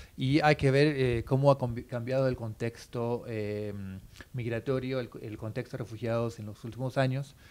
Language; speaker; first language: Spanish; non-native, fluent; English